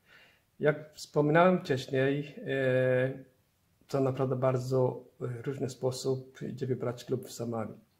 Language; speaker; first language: Polish; non-native, fluent; Somali